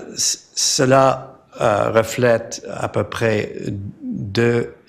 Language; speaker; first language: French; non-native, learner; English